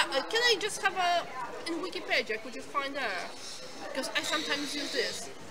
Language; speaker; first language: English; non-native, fluent; Polish